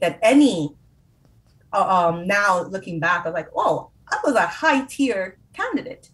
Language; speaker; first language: English; non-native, fluent; Spanish